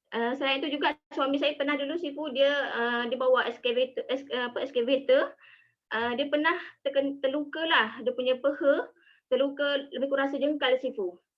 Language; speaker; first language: Malay; native; Malay